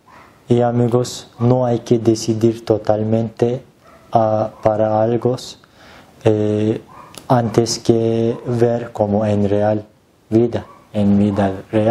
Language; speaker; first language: Spanish; non-native, learner; Turkish